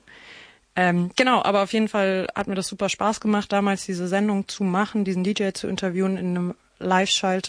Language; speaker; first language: German; native; German